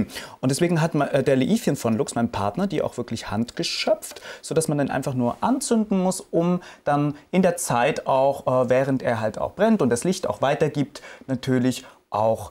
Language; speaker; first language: German; native; German